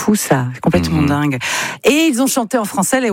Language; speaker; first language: French; native; French